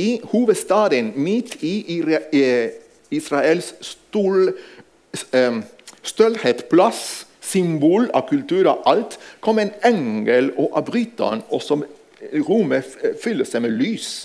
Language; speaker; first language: Norwegian; non-native, fluent; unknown